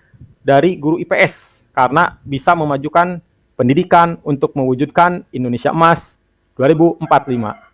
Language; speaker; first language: Indonesian; non-native, local second language; Sundanese